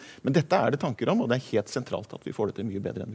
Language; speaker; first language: Norwegian; native; Norwegian